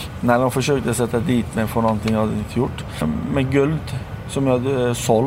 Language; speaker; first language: Swedish; early bilingual, other home language; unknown